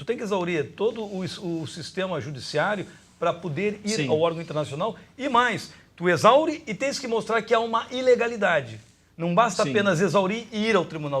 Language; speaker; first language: Portuguese; native; Portuguese